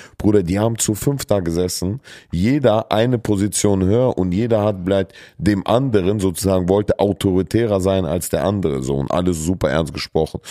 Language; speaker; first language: German; early bilingual, other home language; Russian